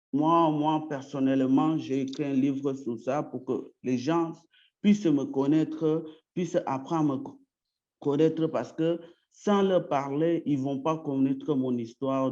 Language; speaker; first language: French; early bilingual, other home language; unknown